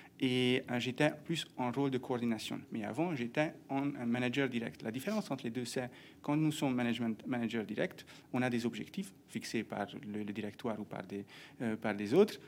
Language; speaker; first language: French; non-native, fluent; Hungarian